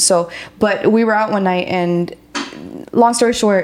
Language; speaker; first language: English; native; English